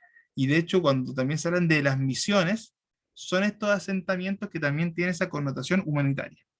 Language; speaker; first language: Spanish; native; Spanish